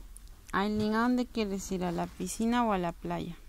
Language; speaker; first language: Spanish; native; Spanish